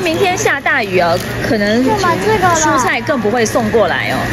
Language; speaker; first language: Chinese; native; Chinese